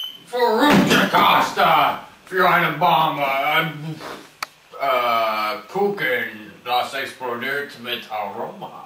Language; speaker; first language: German; non-native, learner; English